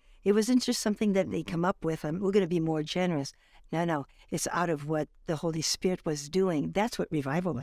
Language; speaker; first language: English; non-native, fluent; French